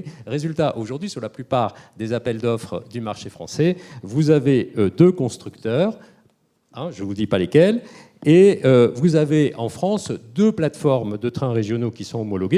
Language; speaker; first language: French; native; French